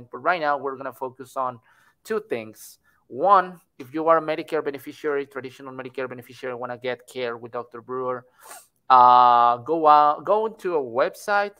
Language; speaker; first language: English; non-native, fluent; Spanish